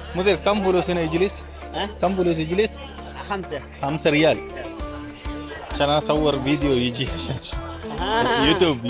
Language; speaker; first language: Arabic; non-native, learner; Malayalam